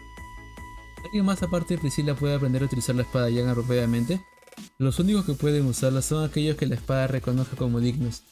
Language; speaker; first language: Spanish; native; Spanish